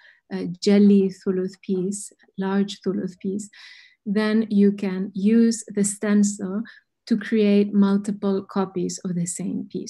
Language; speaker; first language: English; non-native, fluent; Spanish